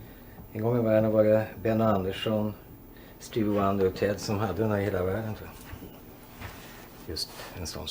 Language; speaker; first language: Swedish; native; Swedish